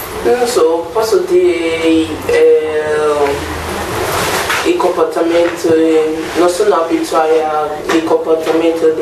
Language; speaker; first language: Italian; non-native, learner; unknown